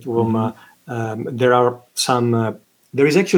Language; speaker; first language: English; non-native, fluent; Italian